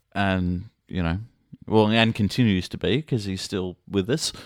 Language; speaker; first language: English; native; English